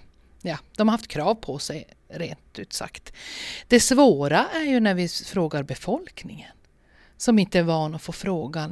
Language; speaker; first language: Swedish; native; Swedish